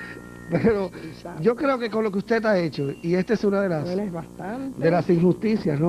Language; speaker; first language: Spanish; native; Spanish